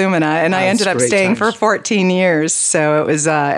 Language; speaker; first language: English; native; English